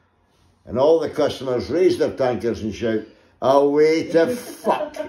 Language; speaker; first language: English; native; English